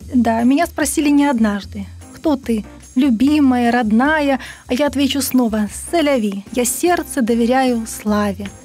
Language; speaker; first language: Russian; native; Russian